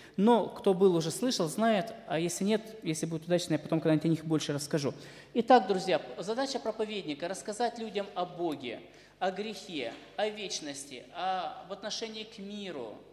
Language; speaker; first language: Russian; native; Russian